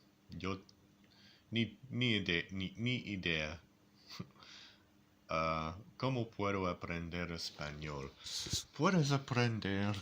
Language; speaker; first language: Spanish; non-native, learner; English